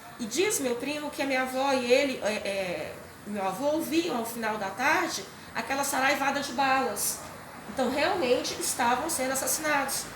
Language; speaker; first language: Portuguese; native; Portuguese